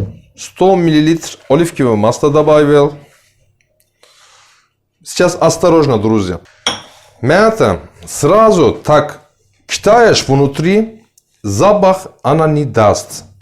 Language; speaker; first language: Russian; non-native, learner; Turkish